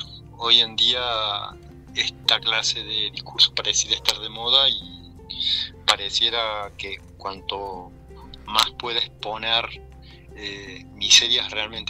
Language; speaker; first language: Spanish; native; Spanish